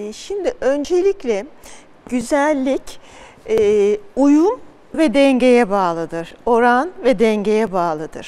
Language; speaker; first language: Turkish; native; Turkish